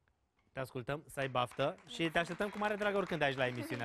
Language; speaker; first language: Romanian; native; Romanian